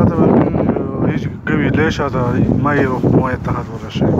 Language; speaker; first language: Arabic; non-native, learner; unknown